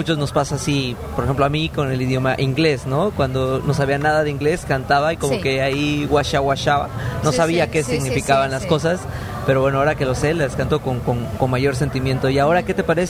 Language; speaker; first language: Spanish; native; Spanish